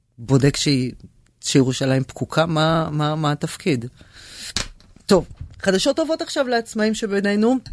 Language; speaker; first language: Hebrew; native; Hebrew